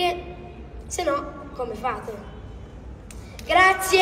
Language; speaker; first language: Italian; early bilingual, heritage; English